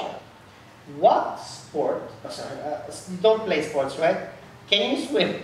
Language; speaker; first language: English; non-native, fluent; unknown